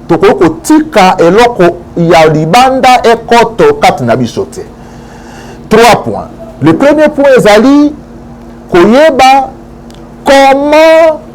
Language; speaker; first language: Lingala; native; Lingala